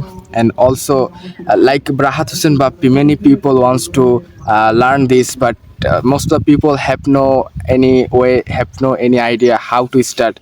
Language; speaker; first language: English; non-native, learner; Bangla